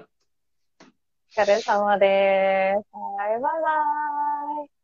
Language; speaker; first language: Japanese; non-native, fluent; Indonesian